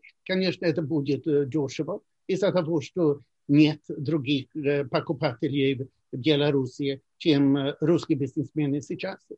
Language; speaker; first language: Russian; non-native, fluent; Swedish